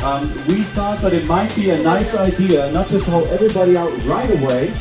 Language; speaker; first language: English; non-native, fluent; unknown